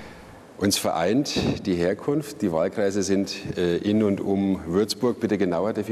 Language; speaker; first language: German; native; German